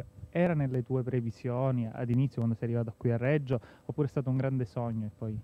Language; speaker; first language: Italian; native; Italian